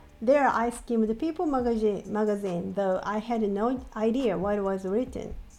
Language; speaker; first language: English; non-native, fluent; Japanese